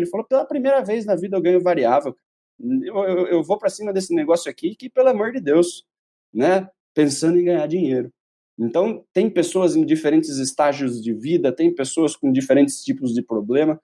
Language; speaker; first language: Portuguese; native; Portuguese